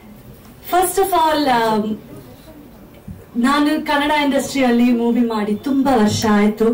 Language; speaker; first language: Kannada; non-native, fluent; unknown